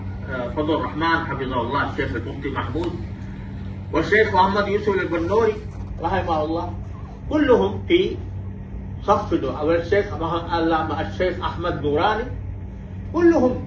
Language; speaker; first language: Arabic; non-native, fluent; Urdu